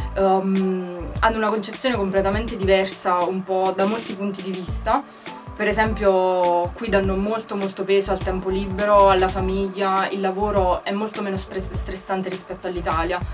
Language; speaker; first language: Italian; native; Italian